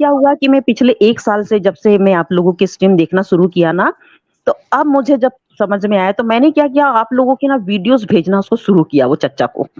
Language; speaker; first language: Hindi; native; Hindi